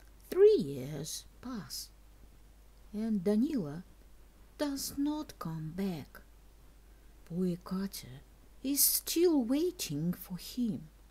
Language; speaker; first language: English; non-native, fluent; Russian